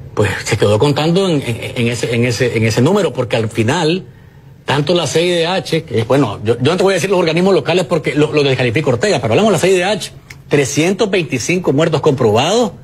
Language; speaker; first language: Spanish; native; Spanish